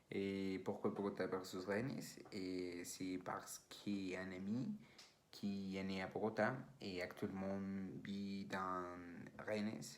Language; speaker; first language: French; non-native, learner; Spanish